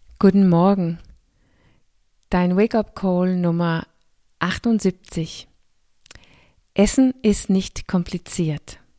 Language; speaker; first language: German; non-native, fluent; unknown